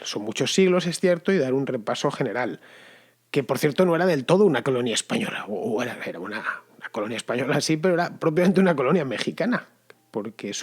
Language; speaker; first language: Spanish; native; Spanish